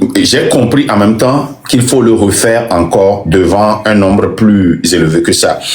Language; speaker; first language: French; non-native, local second language; Ewe